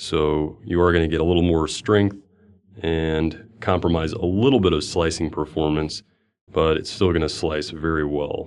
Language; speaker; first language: English; native; English